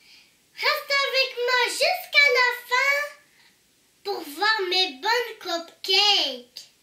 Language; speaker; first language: French; non-native, fluent; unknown